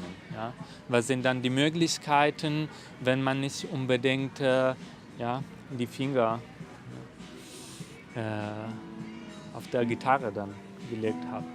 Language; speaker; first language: German; non-native, fluent; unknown